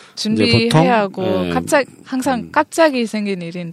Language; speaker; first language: Korean; non-native, learner; English